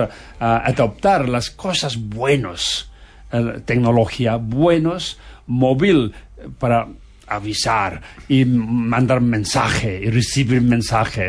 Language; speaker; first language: Spanish; non-native, fluent; Tibetan